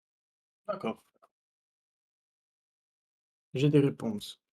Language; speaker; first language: French; non-native, learner; Russian